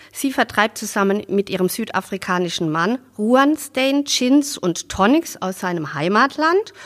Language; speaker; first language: German; native; German